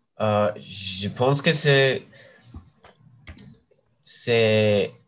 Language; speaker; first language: French; non-native, learner; English